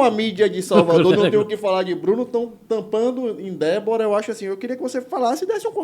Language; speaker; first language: Portuguese; native; Portuguese